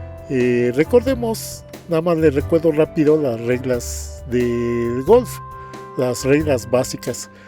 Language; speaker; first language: Spanish; native; Spanish